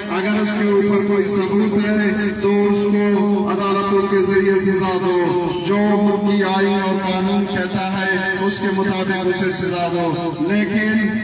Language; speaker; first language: Urdu; non-native, local second language; Baluchi